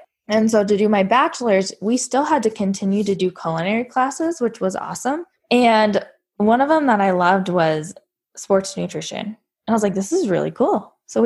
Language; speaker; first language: English; native; English